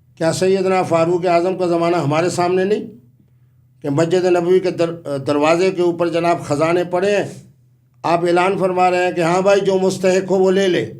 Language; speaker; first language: Urdu; non-native, local second language; Punjabi